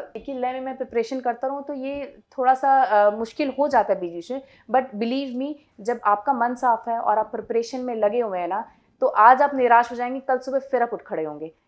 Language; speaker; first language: Hindi; native; Hindi